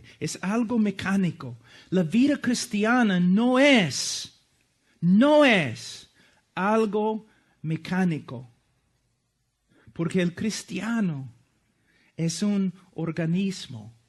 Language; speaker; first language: Spanish; non-native, fluent; English